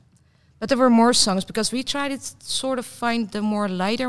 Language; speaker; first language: English; non-native, fluent; Dutch